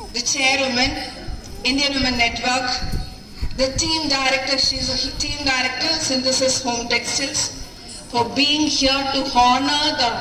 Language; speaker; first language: English; non-native, local second language; Tamil